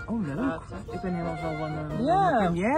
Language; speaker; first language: Dutch; native; Dutch